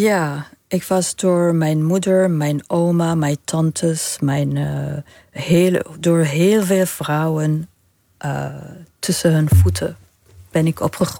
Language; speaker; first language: Dutch; non-native, fluent; Arabic